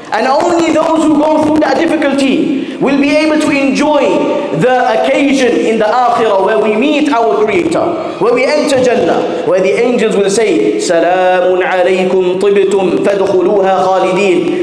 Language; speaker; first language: English; native; English